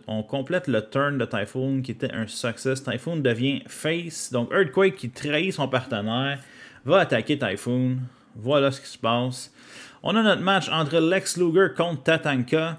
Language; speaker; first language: French; native; French